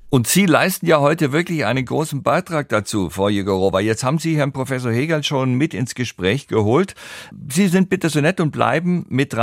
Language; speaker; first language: German; native; German